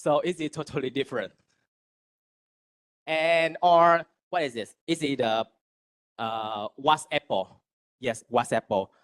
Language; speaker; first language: English; non-native, fluent; Vietnamese